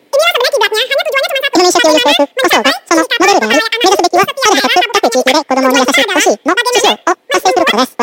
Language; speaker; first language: Japanese; non-native, fluent; Indonesian